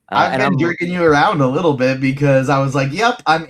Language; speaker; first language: English; native; English